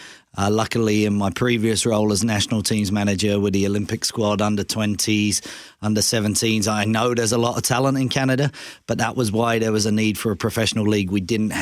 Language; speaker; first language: English; native; English